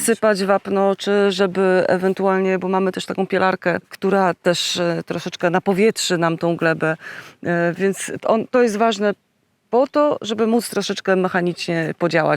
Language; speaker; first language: Polish; native; Polish